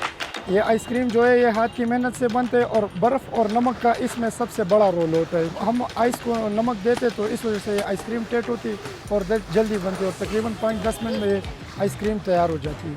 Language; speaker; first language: Hindi; non-native, local second language; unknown